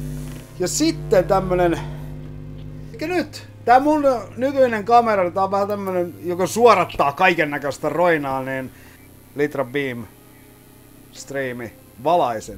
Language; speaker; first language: Finnish; native; Finnish